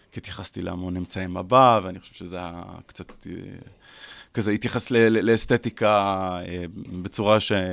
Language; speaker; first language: Hebrew; native; Hebrew